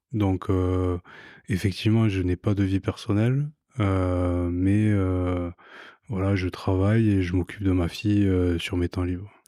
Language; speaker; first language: French; native; French